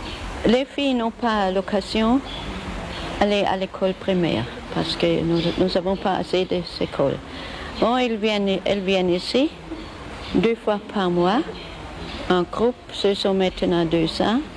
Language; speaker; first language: French; non-native, learner; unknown